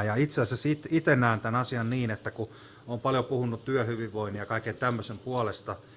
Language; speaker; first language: Finnish; native; Finnish